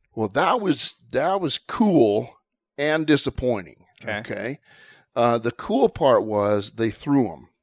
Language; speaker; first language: English; native; English